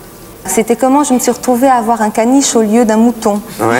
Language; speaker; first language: French; native; French